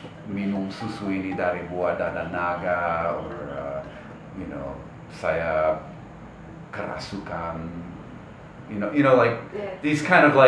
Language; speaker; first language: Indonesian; non-native, fluent; English